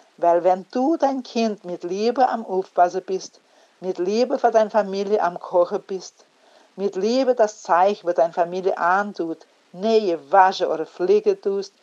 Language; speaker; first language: German; early bilingual, heritage; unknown